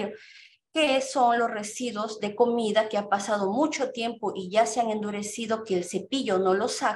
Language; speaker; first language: Spanish; native; Spanish